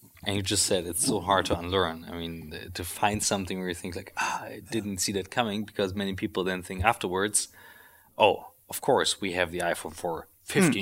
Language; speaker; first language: English; non-native, fluent; German